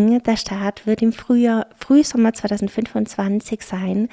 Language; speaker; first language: German; native; German